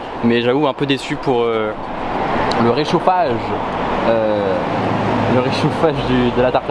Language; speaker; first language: French; native; French